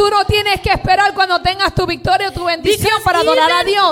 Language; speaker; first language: Spanish; early bilingual, heritage; Spanish